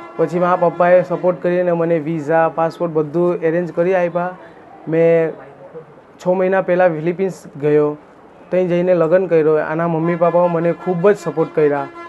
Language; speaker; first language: Gujarati; non-native, local second language; Hindi